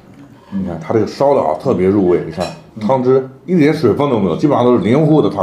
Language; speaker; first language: Chinese; native; Chinese